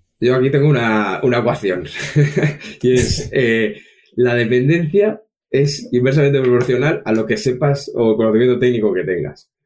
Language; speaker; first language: Spanish; native; Spanish